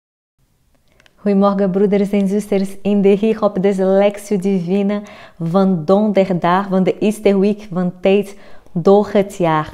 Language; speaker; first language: Dutch; non-native, fluent; Portuguese